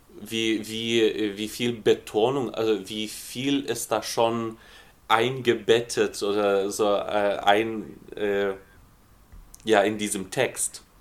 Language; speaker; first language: German; non-native, fluent; Lithuanian